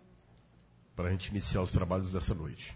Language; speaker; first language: Portuguese; native; Portuguese